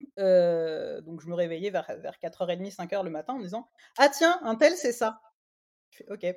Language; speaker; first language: French; native; French